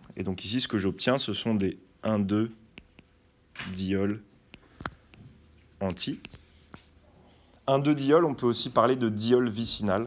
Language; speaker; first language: French; native; French